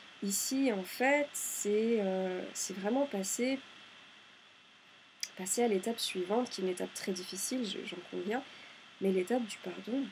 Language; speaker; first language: French; native; French